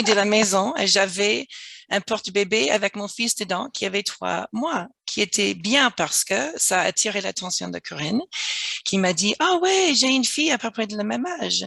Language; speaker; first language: French; non-native, fluent; English